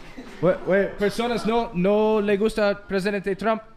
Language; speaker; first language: Spanish; non-native, learner; English